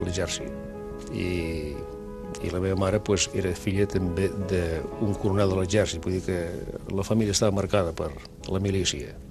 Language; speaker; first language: Catalan; non-native, local second language; Basque